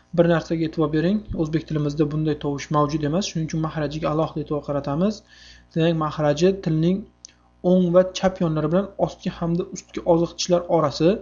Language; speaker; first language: Uzbek; native; Uzbek